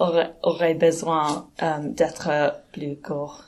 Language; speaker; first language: French; non-native, learner; English